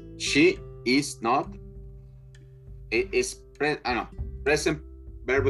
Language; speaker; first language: English; non-native, learner; Spanish